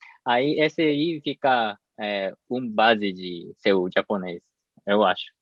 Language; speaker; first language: Portuguese; non-native, fluent; Japanese